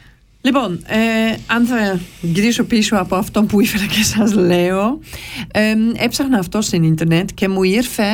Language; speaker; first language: Greek; non-native, learner; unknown